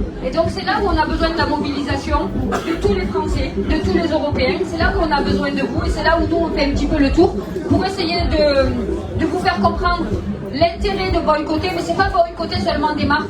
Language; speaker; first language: French; native; French